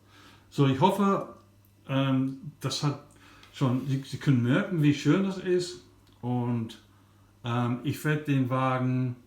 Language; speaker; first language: German; non-native, learner; English